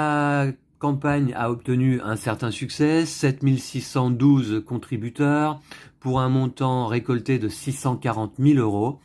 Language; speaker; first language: French; native; French